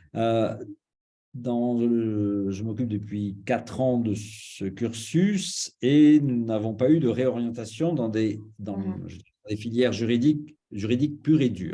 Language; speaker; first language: French; native; French